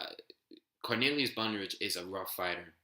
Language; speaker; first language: English; native; English